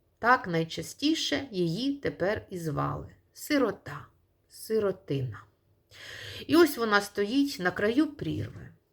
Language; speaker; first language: Ukrainian; non-native, local second language; Russian